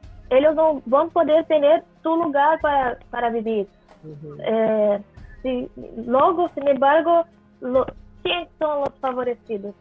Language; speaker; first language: Spanish; non-native, learner; Portuguese